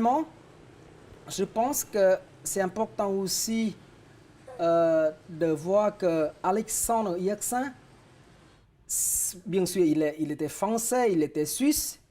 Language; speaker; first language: French; non-native, fluent; Vietnamese